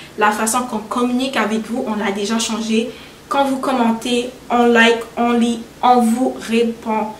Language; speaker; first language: French; early bilingual, other home language; Haitian Creole